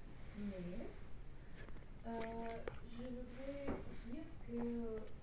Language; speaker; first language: French; non-native, learner; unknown